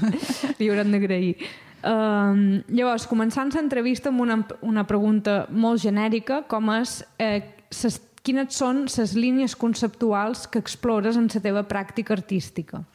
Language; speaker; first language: Catalan; native; Catalan